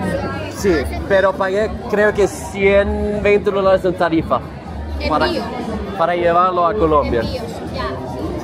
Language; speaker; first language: Spanish; non-native, fluent; Swedish